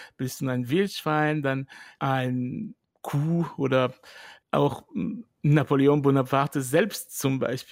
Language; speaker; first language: German; non-native, fluent; French